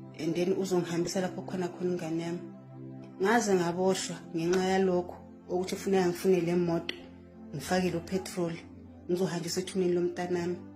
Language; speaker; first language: Zulu; native; Zulu